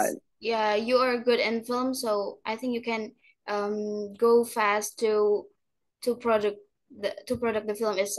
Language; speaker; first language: English; non-native, learner; Indonesian